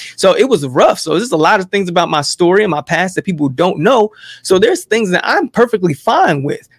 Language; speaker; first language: English; native; English